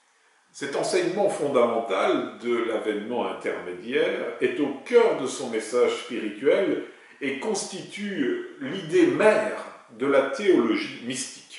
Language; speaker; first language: French; native; French